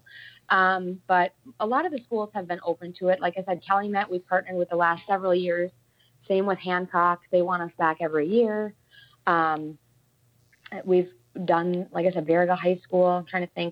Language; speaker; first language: English; native; English